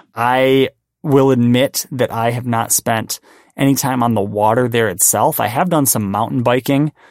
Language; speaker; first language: English; native; English